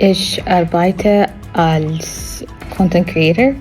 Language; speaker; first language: German; non-native, learner; Amharic